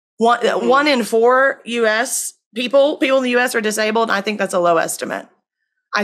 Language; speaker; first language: English; native; English